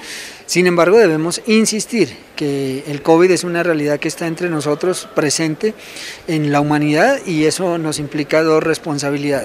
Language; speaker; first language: Spanish; native; Spanish